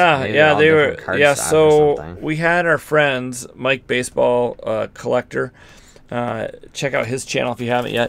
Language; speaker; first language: English; native; English